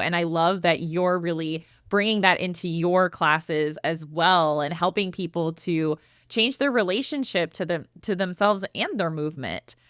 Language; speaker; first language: English; native; English